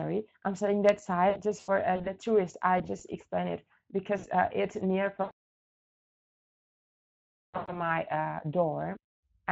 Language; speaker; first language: English; non-native, learner; Indonesian